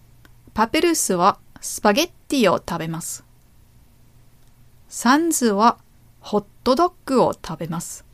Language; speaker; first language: Japanese; non-native, learner; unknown